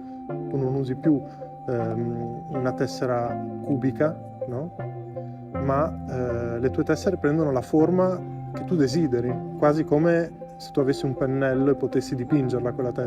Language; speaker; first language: Italian; native; Italian